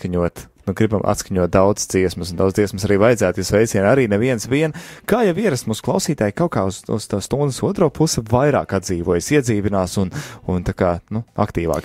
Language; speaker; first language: Latvian; native; Latvian